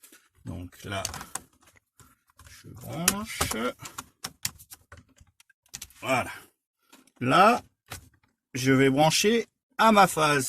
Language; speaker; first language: French; native; French